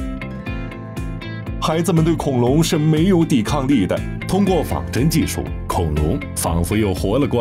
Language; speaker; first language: Chinese; native; Chinese